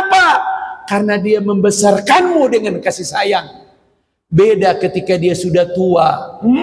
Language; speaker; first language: Indonesian; native; Indonesian